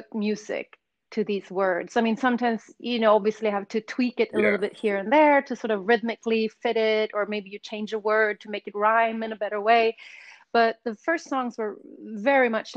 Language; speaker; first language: English; non-native, fluent; Swedish